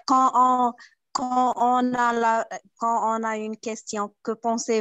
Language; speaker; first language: French; non-native, learner; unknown